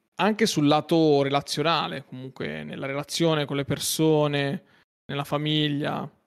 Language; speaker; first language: Italian; native; Italian